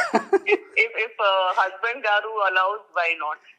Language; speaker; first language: Telugu; non-native, learner; Gujarati